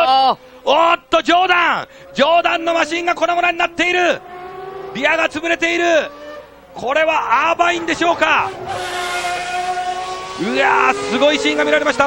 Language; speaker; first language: Japanese; native; Japanese